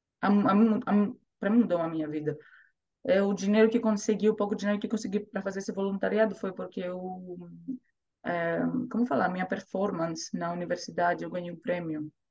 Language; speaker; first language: Portuguese; non-native, fluent; Greek